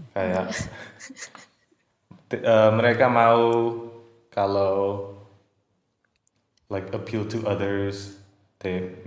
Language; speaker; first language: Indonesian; early bilingual, heritage; English